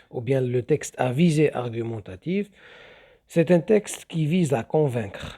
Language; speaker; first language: French; non-native, local second language; Arabic